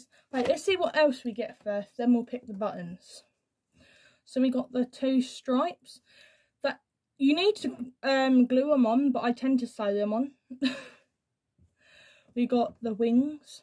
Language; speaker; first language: English; native; English